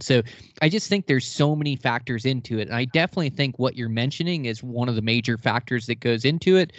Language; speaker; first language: English; native; English